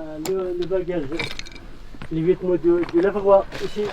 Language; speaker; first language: French; non-native, learner; Central Atlas Tamazight